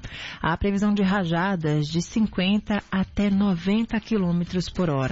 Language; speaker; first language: Portuguese; native; Portuguese